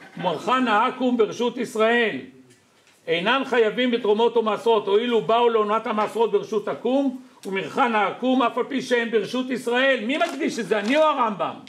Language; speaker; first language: Hebrew; native; Hebrew